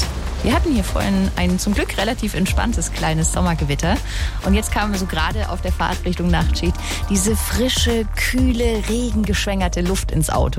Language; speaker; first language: German; native; German